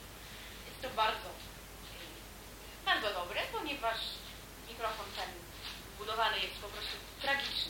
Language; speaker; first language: Polish; native; Polish